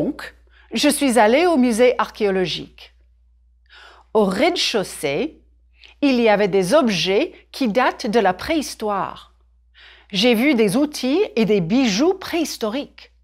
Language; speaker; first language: French; non-native, fluent; English